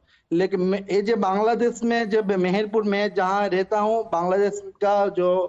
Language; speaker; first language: Hindi; non-native, learner; Bangla